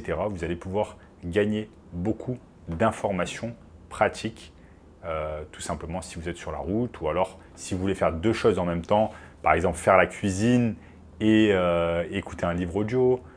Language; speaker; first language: French; native; French